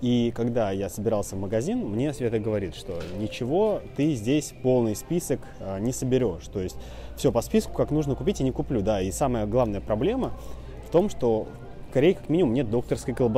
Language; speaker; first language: Russian; native; Russian